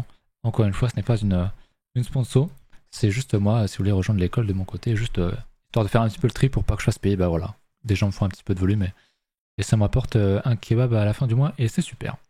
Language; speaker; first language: French; native; French